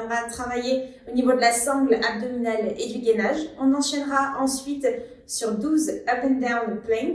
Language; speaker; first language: French; native; French